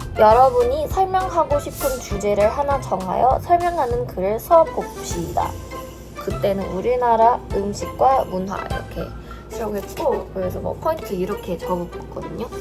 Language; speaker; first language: Korean; non-native, fluent; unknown